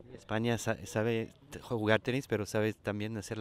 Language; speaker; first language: Spanish; non-native, learner; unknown